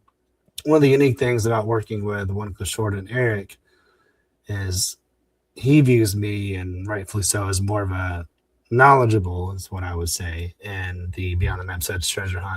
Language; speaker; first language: English; native; English